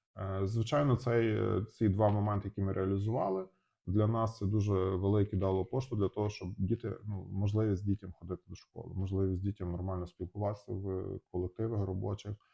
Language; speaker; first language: Ukrainian; native; Ukrainian